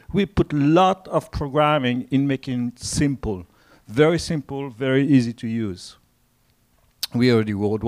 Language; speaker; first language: English; non-native, fluent; French